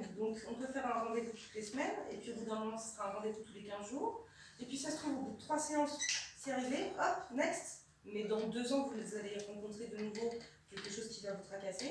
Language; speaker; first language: French; native; French